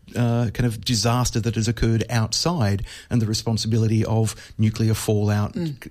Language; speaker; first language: English; native; English